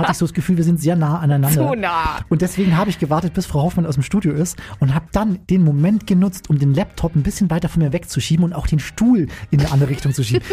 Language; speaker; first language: German; native; German